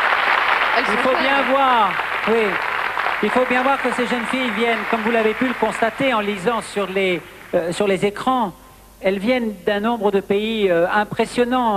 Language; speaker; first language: French; native; French